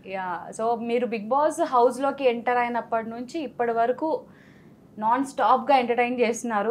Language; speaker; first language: Telugu; native; Telugu